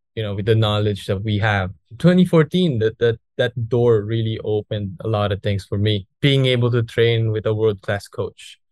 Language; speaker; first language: English; non-native, local second language; Filipino